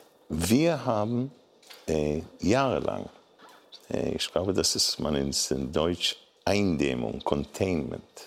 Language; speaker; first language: German; non-native, fluent; Hebrew